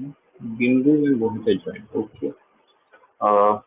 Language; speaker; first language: English; non-native, local second language; Hindi